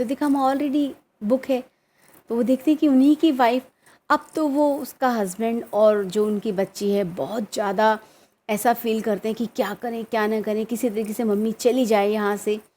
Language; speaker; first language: Hindi; native; Hindi